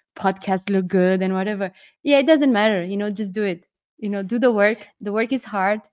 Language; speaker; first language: English; non-native, fluent; Romanian